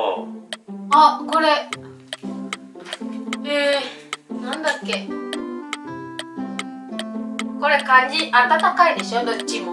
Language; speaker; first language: Japanese; non-native, fluent; Indonesian